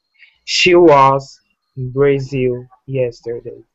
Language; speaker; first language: English; non-native, learner; Portuguese